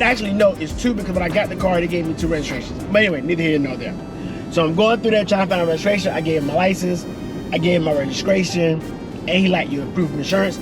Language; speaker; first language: English; native; English